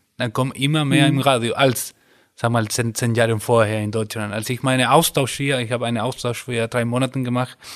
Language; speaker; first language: German; non-native, fluent; Spanish